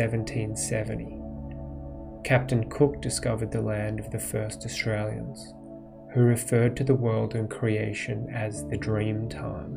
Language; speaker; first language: English; native; English